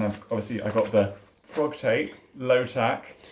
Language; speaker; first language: English; native; English